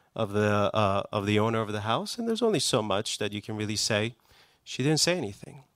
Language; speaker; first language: English; non-native, fluent; Persian